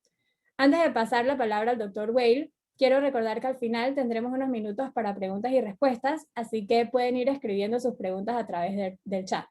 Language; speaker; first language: Spanish; native; Spanish